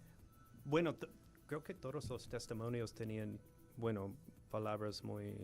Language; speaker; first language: Spanish; non-native, fluent; English